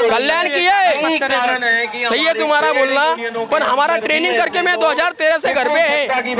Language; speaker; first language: Hindi; non-native, local second language; Marathi